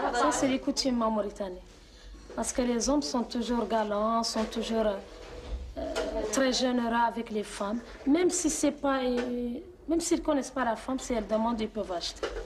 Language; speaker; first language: French; non-native, local second language; Arabic